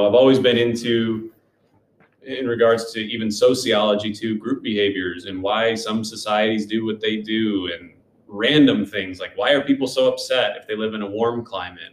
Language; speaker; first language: English; native; English